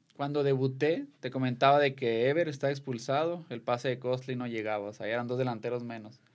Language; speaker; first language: Spanish; native; Spanish